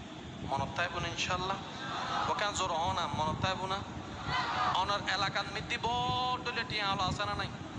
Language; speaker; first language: Bangla; non-native, local second language; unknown